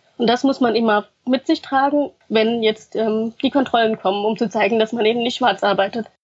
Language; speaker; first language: German; early bilingual, other home language; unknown